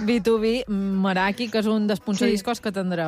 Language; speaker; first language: Catalan; native; Catalan